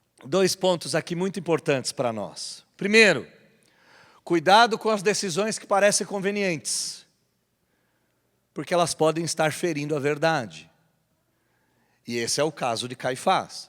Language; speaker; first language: Portuguese; native; Portuguese